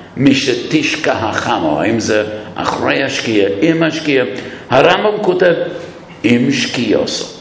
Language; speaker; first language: Hebrew; non-native, fluent; English